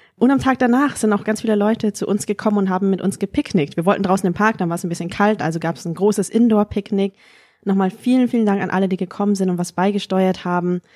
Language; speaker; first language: German; early bilingual, other home language; Vietnamese